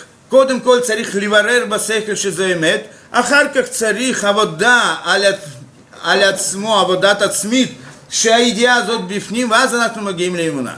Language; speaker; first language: Hebrew; non-native, fluent; Russian